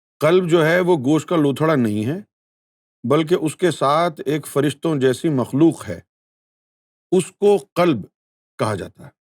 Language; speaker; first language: Urdu; native; Urdu